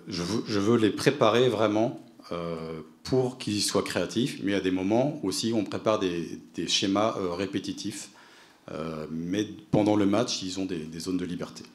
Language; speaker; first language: French; native; French